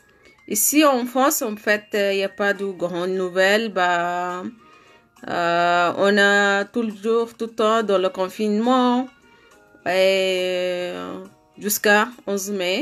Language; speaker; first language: French; non-native, learner; Arabic